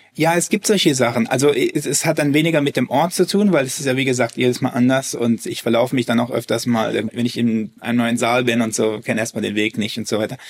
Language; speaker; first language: German; early bilingual, heritage; German